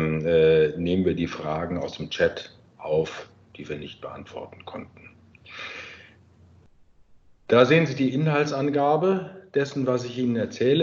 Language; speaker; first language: German; native; German